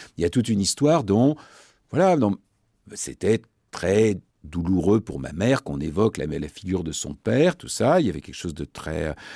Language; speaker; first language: French; native; French